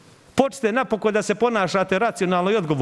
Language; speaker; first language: Serbian; native; Serbian